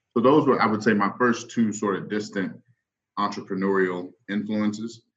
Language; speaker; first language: English; native; English